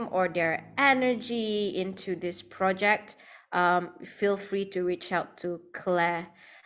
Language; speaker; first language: English; non-native, local second language; Malay